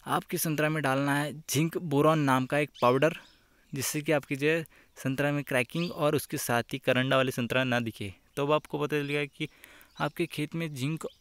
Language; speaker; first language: Hindi; non-native, local second language; Marathi